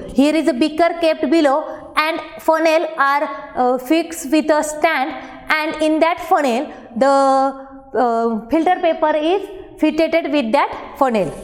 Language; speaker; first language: English; non-native, local second language; Marathi